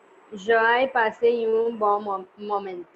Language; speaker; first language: French; non-native, learner; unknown